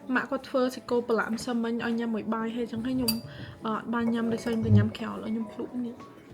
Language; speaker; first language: Khmer; early bilingual, heritage; Khmer